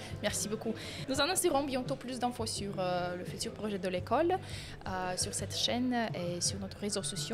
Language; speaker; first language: French; non-native, fluent; Polish